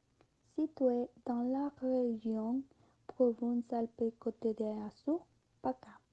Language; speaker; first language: French; non-native, learner; Spanish